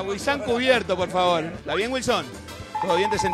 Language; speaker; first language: Spanish; native; Spanish